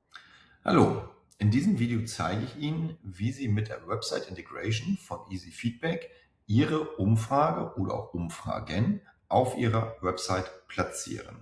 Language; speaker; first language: German; native; German